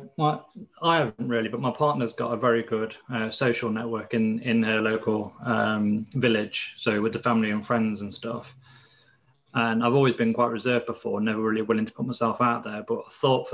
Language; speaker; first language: English; native; English